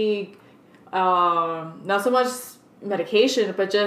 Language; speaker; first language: English; early bilingual, other home language; Spanish